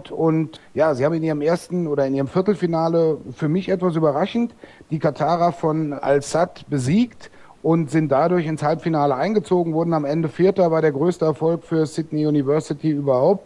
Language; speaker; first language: German; native; German